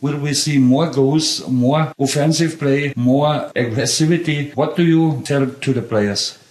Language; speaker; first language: English; non-native, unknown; German